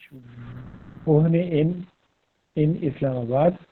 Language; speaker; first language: German; non-native, learner; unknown